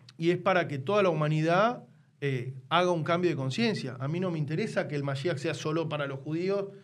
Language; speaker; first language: Spanish; native; Spanish